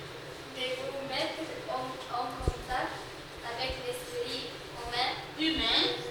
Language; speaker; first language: French; non-native, learner; Arabic